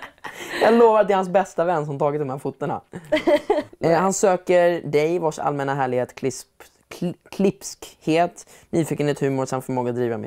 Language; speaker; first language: Swedish; native; Swedish